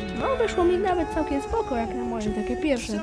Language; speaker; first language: Polish; native; Polish